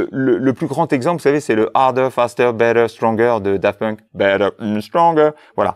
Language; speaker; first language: French; native; French